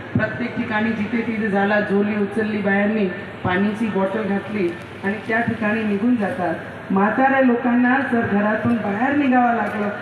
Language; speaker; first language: Marathi; non-native, local second language; Hindi